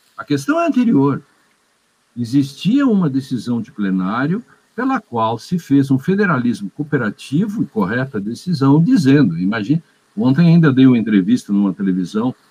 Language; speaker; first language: Portuguese; native; Portuguese